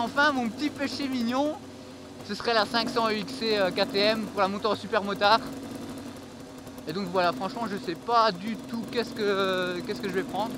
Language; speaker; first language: French; native; French